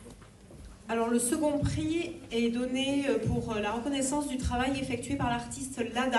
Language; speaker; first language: French; native; French